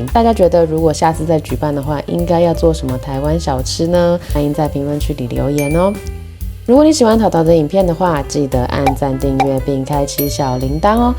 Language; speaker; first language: Chinese; native; Chinese